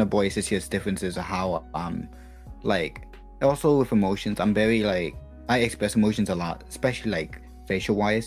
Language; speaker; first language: English; non-native, fluent; Spanish